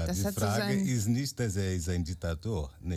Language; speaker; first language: German; non-native, learner; Portuguese